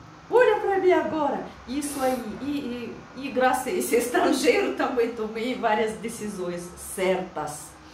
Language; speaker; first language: Portuguese; non-native, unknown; Russian